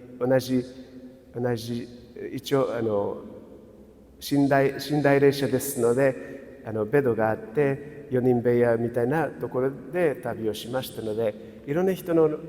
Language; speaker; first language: Japanese; non-native, fluent; Portuguese